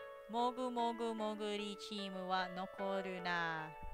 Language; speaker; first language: Japanese; non-native, learner; English